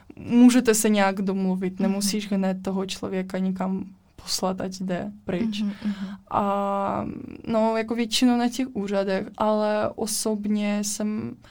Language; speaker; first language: Czech; non-native, fluent; Russian